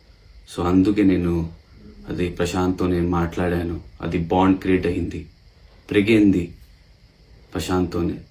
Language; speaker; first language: Telugu; non-native, learner; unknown